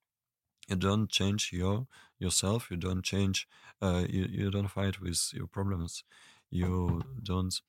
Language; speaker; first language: English; non-native, learner; Russian